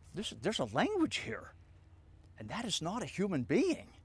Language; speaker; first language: English; native; English